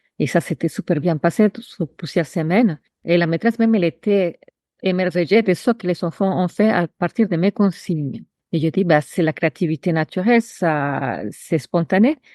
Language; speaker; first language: French; non-native, fluent; Spanish